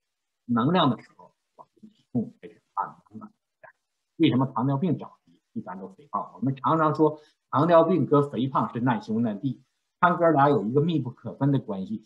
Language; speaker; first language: Chinese; native; Chinese